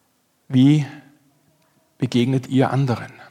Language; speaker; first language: German; native; German